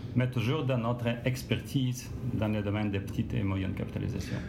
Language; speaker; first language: French; non-native, learner; Russian